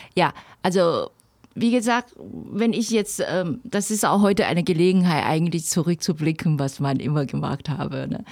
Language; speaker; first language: German; non-native, fluent; Chinese